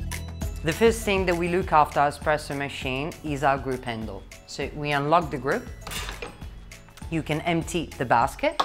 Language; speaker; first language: English; non-native, fluent; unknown